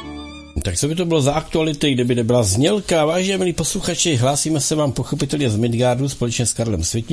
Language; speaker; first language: Czech; native; Czech